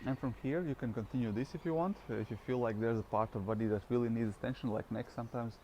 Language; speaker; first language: English; non-native, fluent; Latvian